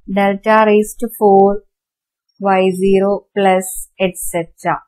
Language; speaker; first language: English; non-native, local second language; Malayalam